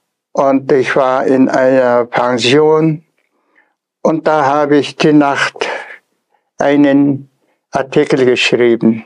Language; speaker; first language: German; non-native, fluent; Tuvinian